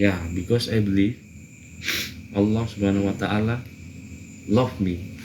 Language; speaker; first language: English; non-native, learner; Indonesian